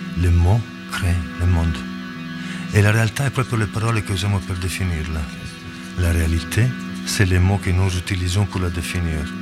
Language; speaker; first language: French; non-native, fluent; Italian